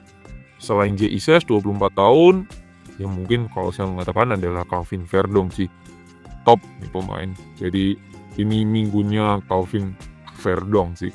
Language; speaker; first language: Indonesian; native; Indonesian